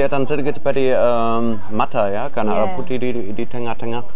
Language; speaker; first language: Indonesian; non-native, fluent; German